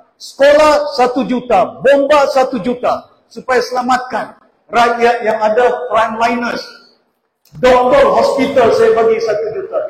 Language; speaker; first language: Malay; native; Malay